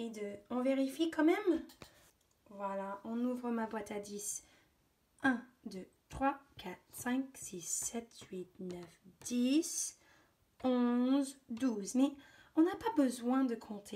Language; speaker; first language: French; native; French